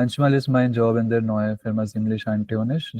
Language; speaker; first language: German; non-native, learner; Hindi